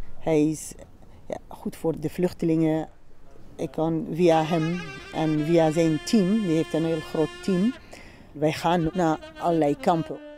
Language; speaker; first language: Dutch; non-native, fluent; Central Kurdish